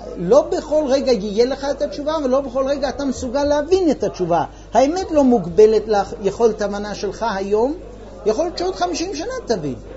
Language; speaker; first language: Hebrew; non-native, fluent; English